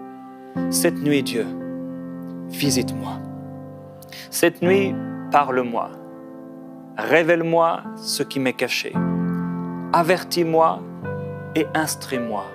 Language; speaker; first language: French; non-native, local second language; Haitian Creole